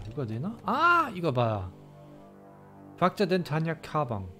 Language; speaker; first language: Korean; non-native, learner; German